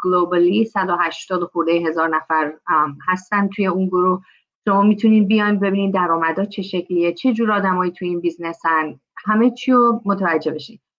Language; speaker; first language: Persian; early bilingual, heritage; Persian